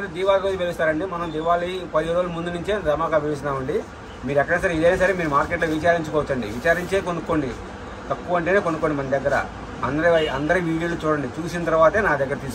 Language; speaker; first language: Telugu; native; Telugu